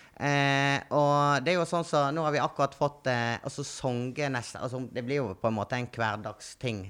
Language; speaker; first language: Norwegian; native; Norwegian